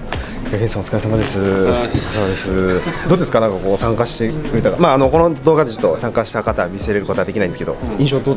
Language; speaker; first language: Japanese; native; Japanese